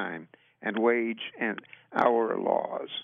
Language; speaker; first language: English; native; English